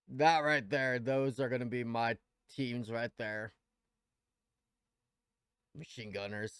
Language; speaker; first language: English; native; English